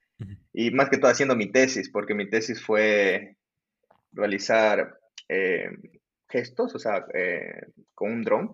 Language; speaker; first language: Spanish; native; Spanish